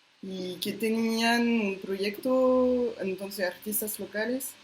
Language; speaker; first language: Spanish; non-native, fluent; French